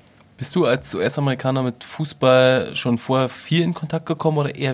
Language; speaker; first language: German; native; German